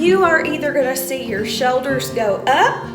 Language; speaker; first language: English; native; English